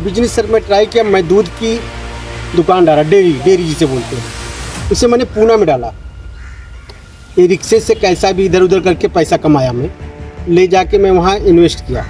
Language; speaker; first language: Hindi; native; Hindi